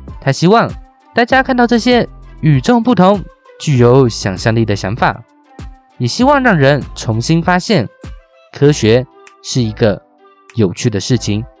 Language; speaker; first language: Chinese; native; Chinese